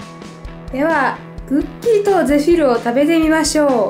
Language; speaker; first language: Japanese; non-native, fluent; Russian